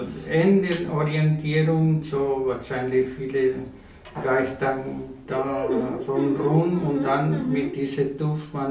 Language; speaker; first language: German; non-native, learner; Spanish